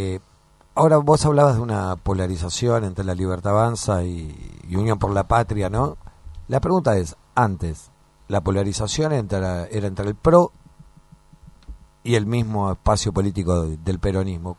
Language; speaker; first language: Spanish; native; Spanish